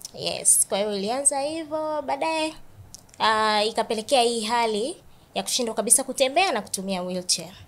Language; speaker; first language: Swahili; native; Swahili